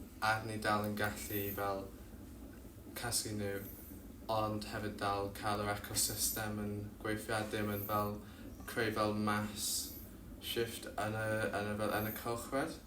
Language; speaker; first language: Welsh; non-native, local second language; English